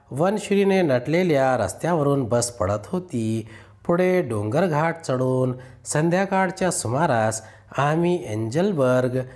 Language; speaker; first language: Marathi; non-native, local second language; Urdu